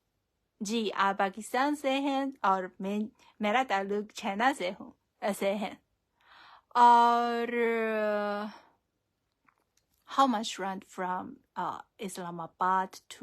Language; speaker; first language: Urdu; non-native, fluent; Chinese